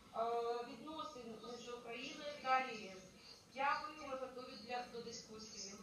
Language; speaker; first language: Ukrainian; native; Ukrainian